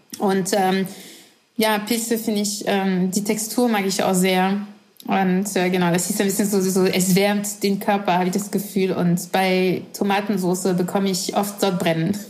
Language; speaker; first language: German; non-native, fluent; French